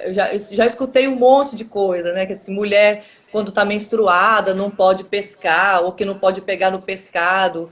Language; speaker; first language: Portuguese; native; Portuguese